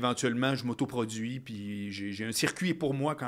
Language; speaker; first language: French; native; French